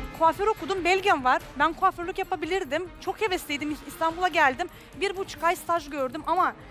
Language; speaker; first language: Turkish; non-native, fluent; Russian